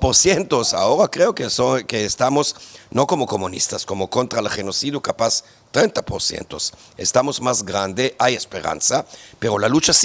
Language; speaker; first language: Spanish; non-native, fluent; Hebrew